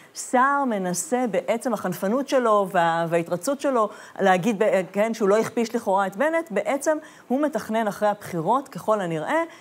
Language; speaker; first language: Hebrew; non-native, fluent; Persian